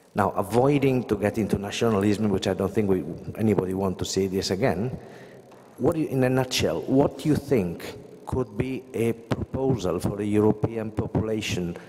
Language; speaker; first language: English; non-native, fluent; Italian